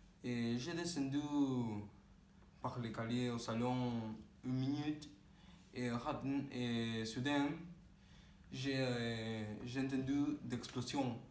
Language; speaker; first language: French; non-native, learner; Spanish